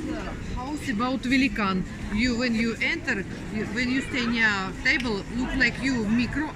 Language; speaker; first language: English; non-native, learner; Russian